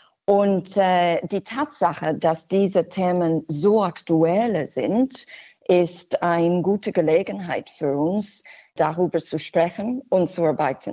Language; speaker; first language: German; non-native, fluent; English